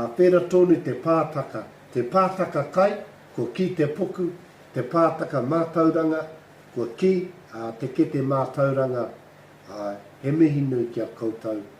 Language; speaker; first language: Māori; non-native, local second language; English